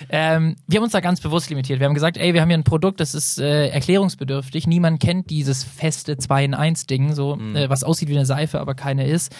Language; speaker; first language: German; native; German